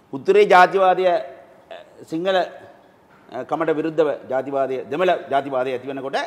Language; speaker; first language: Sinhala; non-native, local second language; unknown